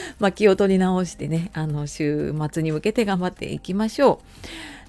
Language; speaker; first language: Japanese; native; Japanese